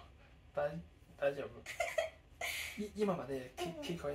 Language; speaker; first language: Japanese; non-native, fluent; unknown